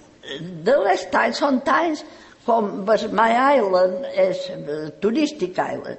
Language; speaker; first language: English; non-native, learner; Catalan